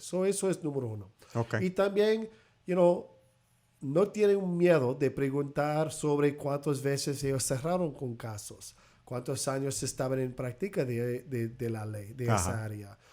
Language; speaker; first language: Spanish; early bilingual, heritage; Spanish